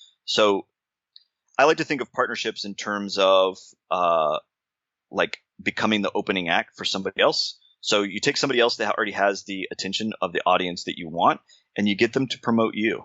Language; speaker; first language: English; native; English